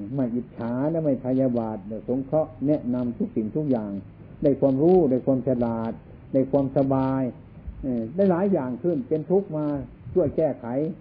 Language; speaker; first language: Thai; non-native, local second language; Northeastern Thai